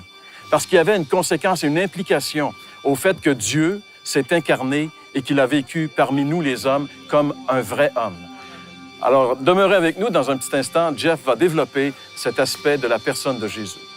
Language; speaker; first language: French; native; French